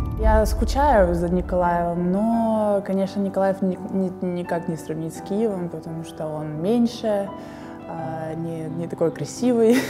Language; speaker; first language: Russian; native; Russian